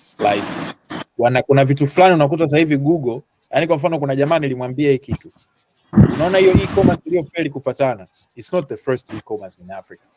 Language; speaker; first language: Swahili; native; Swahili